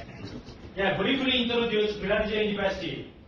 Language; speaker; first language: English; non-native, fluent; Japanese